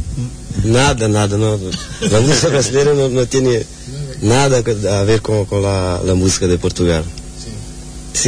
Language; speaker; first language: Spanish; non-native, learner; Portuguese